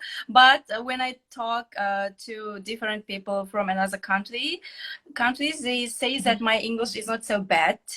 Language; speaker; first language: English; non-native, fluent; Kazakh